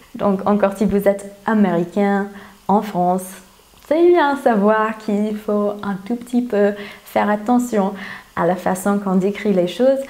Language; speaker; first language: French; non-native, fluent; English